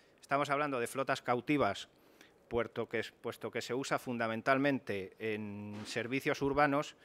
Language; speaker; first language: Spanish; native; Spanish